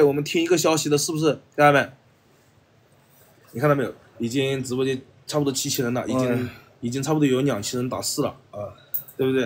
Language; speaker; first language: Chinese; native; Chinese